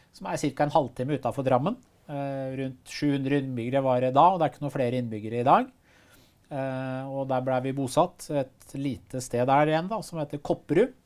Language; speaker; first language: Norwegian; early bilingual, other home language; Persian